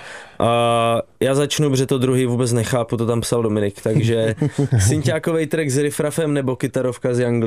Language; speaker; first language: Czech; native; Czech